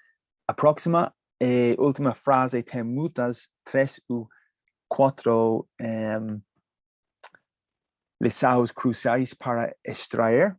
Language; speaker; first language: Portuguese; non-native, learner; English